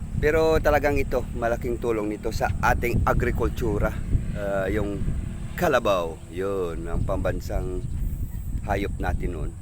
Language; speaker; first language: Filipino; non-native, local second language; Cebuano